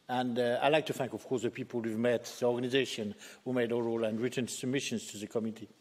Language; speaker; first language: English; native; English